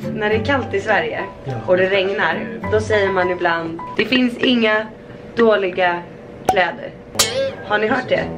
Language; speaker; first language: Swedish; native; Swedish